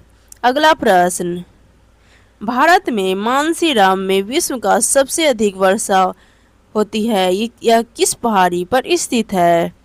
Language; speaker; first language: Hindi; native; Hindi